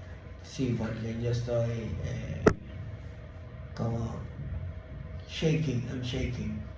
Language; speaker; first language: Spanish; non-native, learner; Filipino